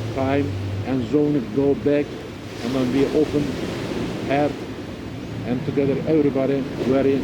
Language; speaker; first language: English; non-native, learner; Turkish